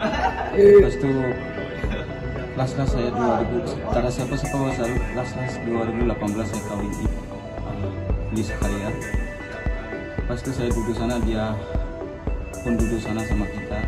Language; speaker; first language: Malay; non-native, fluent; Rohingya